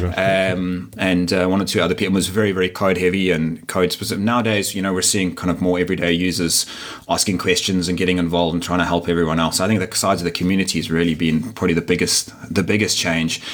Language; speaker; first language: English; native; English